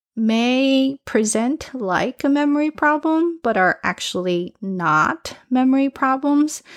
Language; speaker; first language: English; early bilingual, other home language; Chinese